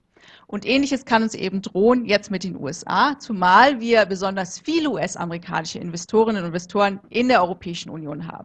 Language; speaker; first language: German; native; German